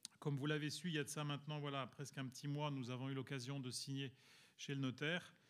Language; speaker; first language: French; early bilingual, other home language; Italian